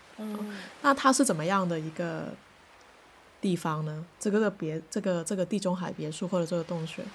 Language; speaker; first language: Chinese; non-native, local second language; Cantonese